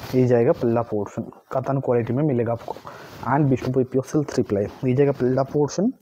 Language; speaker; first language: Hindi; non-native, local second language; Bangla